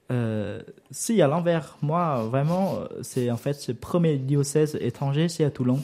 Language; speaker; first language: French; non-native, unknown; Vietnamese